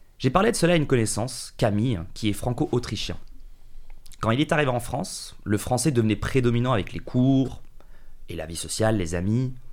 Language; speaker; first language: French; early bilingual, other home language; English